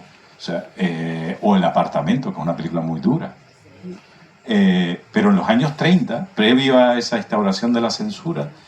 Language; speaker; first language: Spanish; native; Spanish